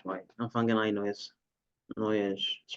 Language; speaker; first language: German; non-native, learner; Portuguese